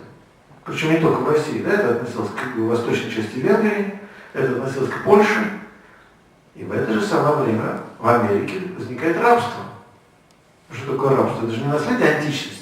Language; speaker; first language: Russian; native; Russian